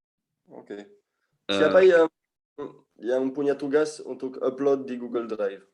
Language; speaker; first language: Indonesian; non-native, fluent; French